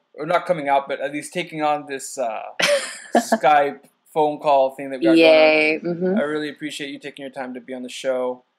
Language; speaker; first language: English; native; English